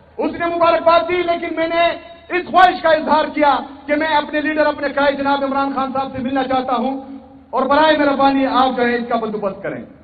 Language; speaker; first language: Urdu; non-native, local second language; Pashto